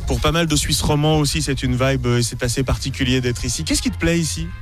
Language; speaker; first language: French; native; French